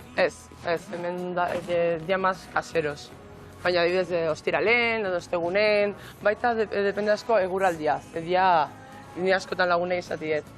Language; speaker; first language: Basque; early bilingual, heritage; Basque